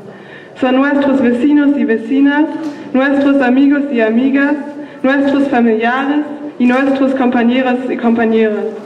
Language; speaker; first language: Spanish; non-native, learner; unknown